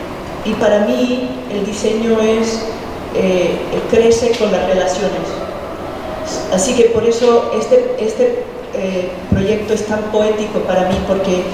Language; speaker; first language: Spanish; early bilingual, heritage; Spanish